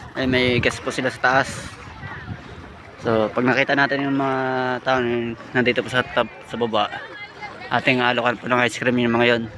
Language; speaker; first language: Filipino; native; Filipino